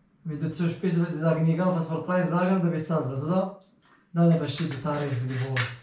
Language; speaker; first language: German; non-native, fluent; Arabic